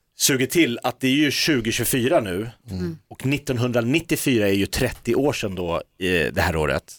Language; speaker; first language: Swedish; native; Swedish